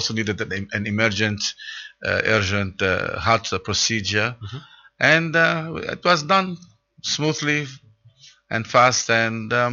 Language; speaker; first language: English; non-native, local second language; Arabic